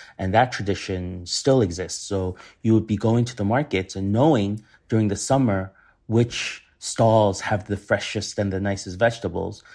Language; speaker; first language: English; early bilingual, other home language; Korean